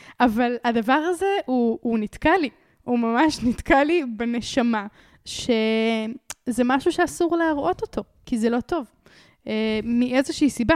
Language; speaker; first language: Hebrew; native; Hebrew